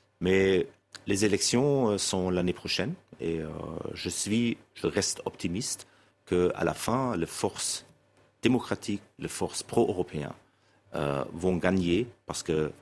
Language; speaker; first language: French; non-native, fluent; German